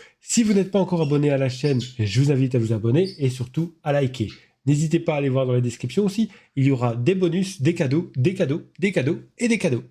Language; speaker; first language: French; native; French